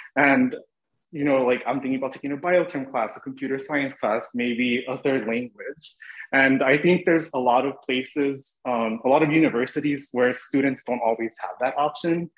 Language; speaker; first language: English; native; English